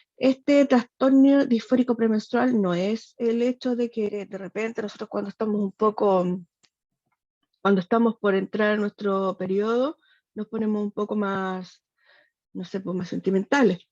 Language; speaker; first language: Spanish; native; Spanish